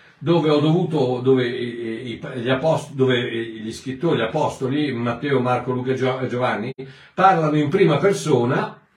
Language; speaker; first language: Italian; native; Italian